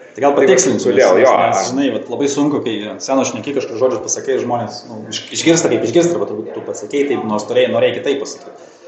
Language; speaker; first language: Lithuanian; native; Lithuanian